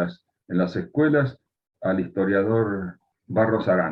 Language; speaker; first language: Spanish; native; Spanish